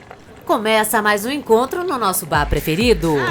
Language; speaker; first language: Portuguese; native; Portuguese